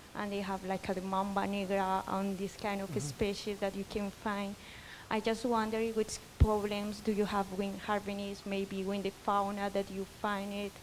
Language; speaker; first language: English; non-native, fluent; Spanish